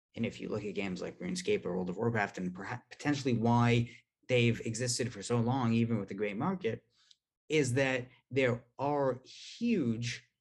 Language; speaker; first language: English; native; English